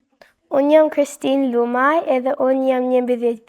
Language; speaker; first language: Albanian; early bilingual, other home language; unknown